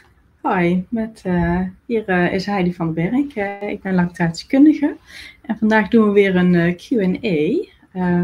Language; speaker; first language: Dutch; native; Dutch